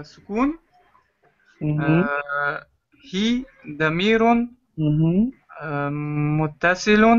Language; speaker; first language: Arabic; non-native, learner; French